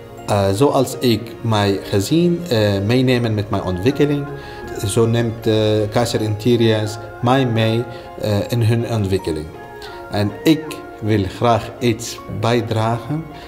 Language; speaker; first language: Dutch; non-native, learner; Arabic